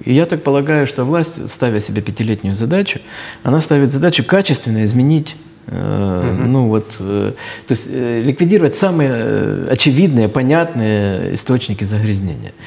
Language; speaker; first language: Russian; native; Russian